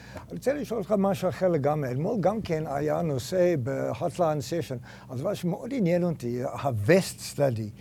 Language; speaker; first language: Hebrew; native; Hebrew